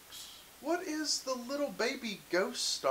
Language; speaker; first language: English; native; English